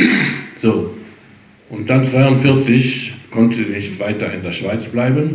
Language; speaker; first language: German; early bilingual, heritage; German